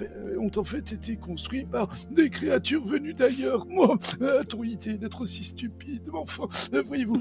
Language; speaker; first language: French; native; French